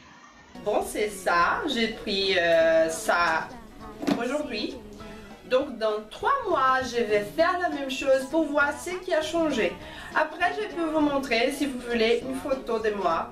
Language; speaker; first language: French; non-native, fluent; Portuguese